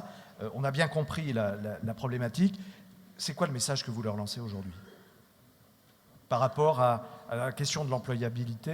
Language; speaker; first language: French; native; French